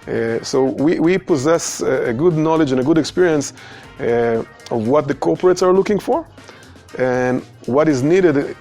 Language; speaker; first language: English; non-native, fluent; Hebrew